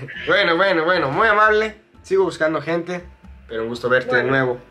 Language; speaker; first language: Spanish; non-native, fluent; English